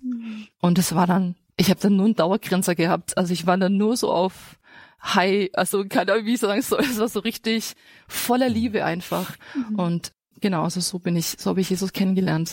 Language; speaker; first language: German; native; German